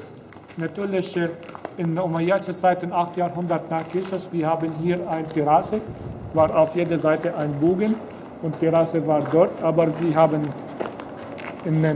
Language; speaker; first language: German; non-native, fluent; Arabic